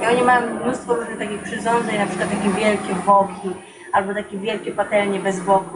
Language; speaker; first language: Polish; non-native, fluent; Russian